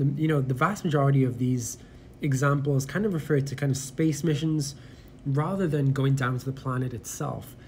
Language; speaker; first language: English; native; English